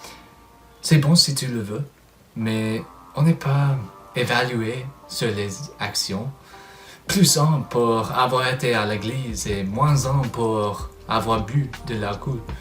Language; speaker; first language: French; non-native, fluent; English